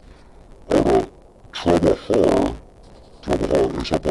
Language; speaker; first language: Spanish; non-native, fluent; English